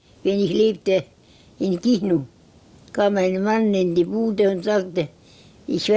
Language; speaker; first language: German; non-native, learner; Estonian